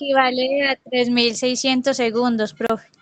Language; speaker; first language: Spanish; native; Spanish